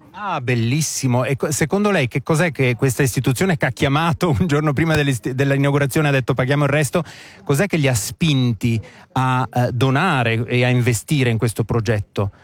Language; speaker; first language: Italian; native; Italian